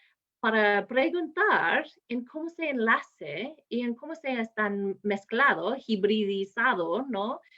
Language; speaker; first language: Spanish; non-native, fluent; English